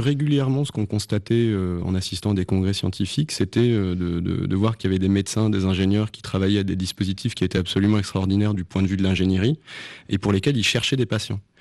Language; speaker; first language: French; native; French